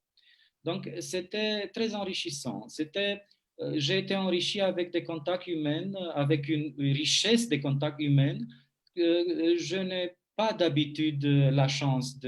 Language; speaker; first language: French; non-native, fluent; Romanian